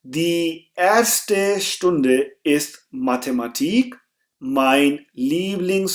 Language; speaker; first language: German; non-native, fluent; Urdu